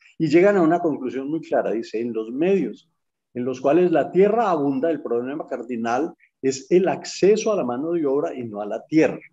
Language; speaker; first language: Spanish; native; Spanish